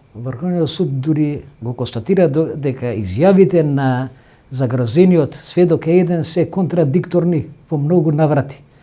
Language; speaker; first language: Macedonian; non-native, local second language; Albanian